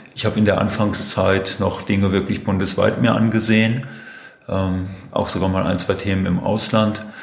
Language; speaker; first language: German; native; German